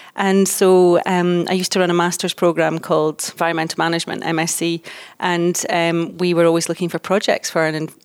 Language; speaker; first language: English; native; English